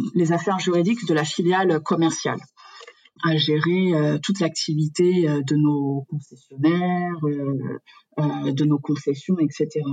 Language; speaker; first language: French; native; French